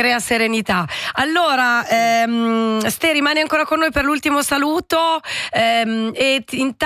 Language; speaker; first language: Italian; native; Italian